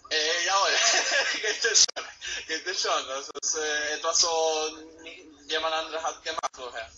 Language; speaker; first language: German; non-native, learner; Spanish